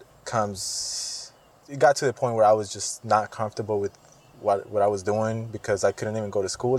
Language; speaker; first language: English; non-native, fluent; Spanish